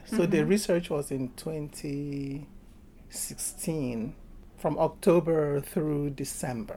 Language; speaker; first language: English; non-native, local second language; Igbo